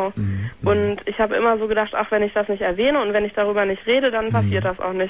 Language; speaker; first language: German; native; German